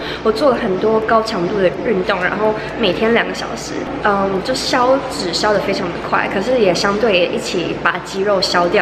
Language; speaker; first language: Chinese; native; Chinese